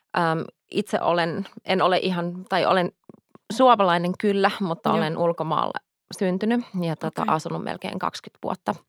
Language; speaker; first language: Finnish; early bilingual, heritage; Finnish